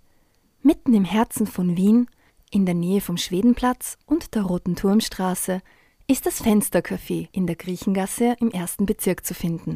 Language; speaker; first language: German; native; German